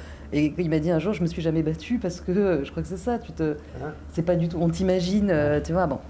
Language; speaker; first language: French; native; French